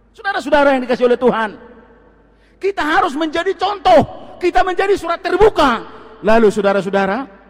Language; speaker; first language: Indonesian; non-native, local second language; Batak Toba